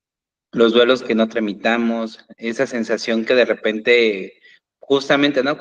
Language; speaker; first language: Spanish; native; Spanish